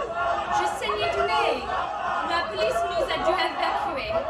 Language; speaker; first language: French; non-native, fluent; English